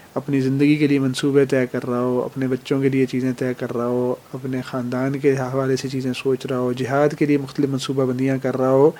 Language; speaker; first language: Urdu; native; Urdu